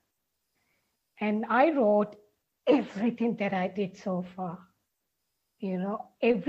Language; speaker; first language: English; non-native, local second language; Sinhala